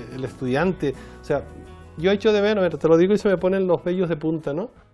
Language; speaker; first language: Spanish; native; Spanish